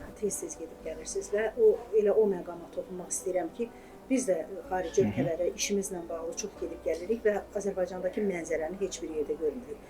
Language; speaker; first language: Azerbaijani; native; Azerbaijani